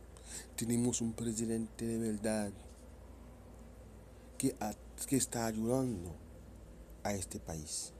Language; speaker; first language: Spanish; non-native, fluent; Haitian Creole